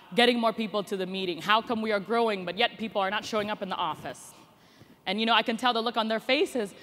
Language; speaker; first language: English; native; English